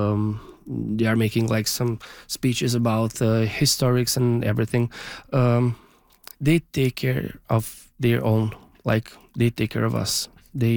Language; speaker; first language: English; non-native, fluent; Romanian